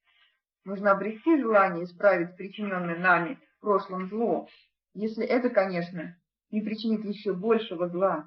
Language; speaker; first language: Russian; native; Russian